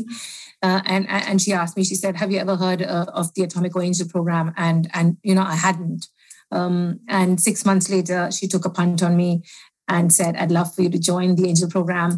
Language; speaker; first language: English; non-native, local second language; Hindi